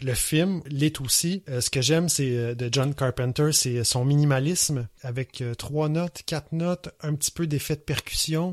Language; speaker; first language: French; native; French